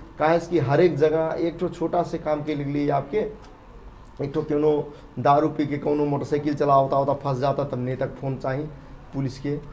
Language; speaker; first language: Bhojpuri; non-native, local second language; Dangaura Tharu